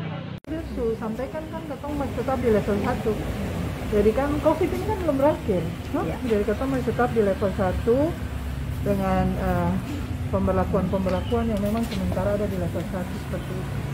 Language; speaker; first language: Indonesian; non-native, local second language; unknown